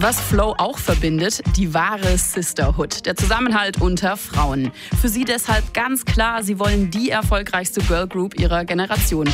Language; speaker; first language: German; native; German